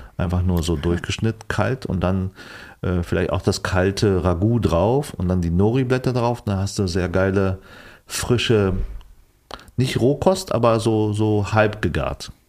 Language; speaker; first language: German; early bilingual, other home language; Vietnamese